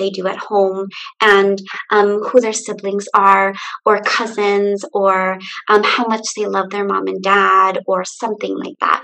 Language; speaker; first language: English; early bilingual, other home language; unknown